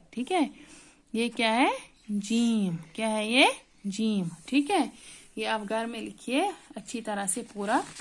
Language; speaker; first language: Hindi; non-native, local second language; Kashmiri